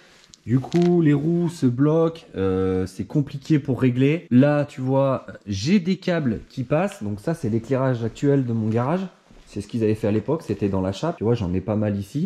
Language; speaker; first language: French; native; French